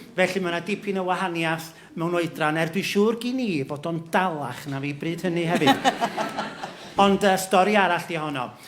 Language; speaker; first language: Welsh; native; Welsh